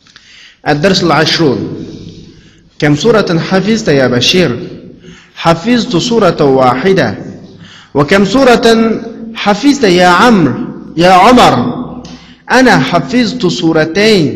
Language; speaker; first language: Arabic; non-native, fluent; Uyghur